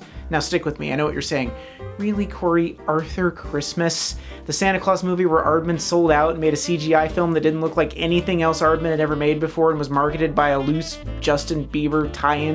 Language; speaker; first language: English; native; English